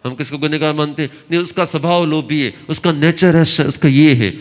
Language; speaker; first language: Hindi; non-native, local second language; Gujarati